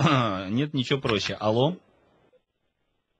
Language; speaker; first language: Russian; native; Russian